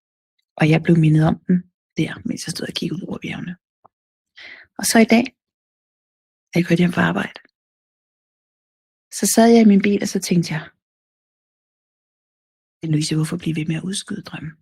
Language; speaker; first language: Danish; native; Danish